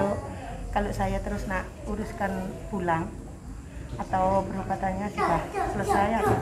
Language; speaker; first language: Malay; non-native, local second language; Javanese